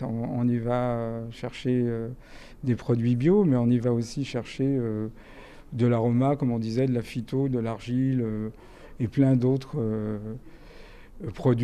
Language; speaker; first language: French; native; French